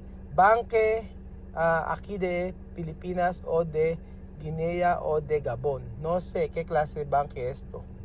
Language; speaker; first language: Spanish; non-native, learner; Filipino